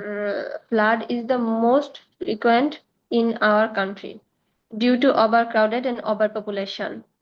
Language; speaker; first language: English; non-native, learner; Bangla